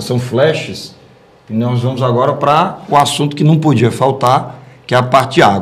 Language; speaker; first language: Portuguese; native; Portuguese